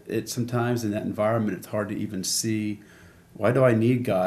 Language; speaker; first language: English; native; English